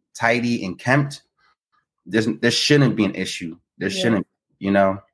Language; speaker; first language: English; native; English